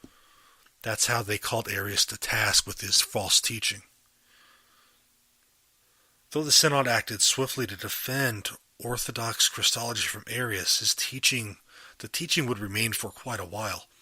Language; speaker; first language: English; native; English